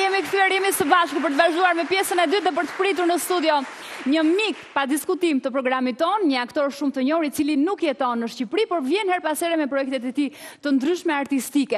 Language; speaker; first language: Albanian; native; Albanian